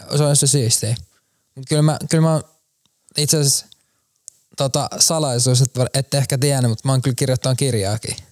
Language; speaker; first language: Finnish; native; Finnish